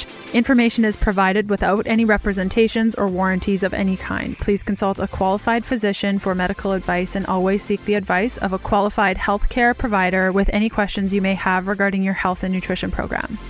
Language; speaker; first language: English; native; English